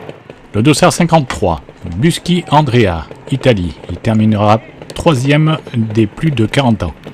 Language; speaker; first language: French; native; French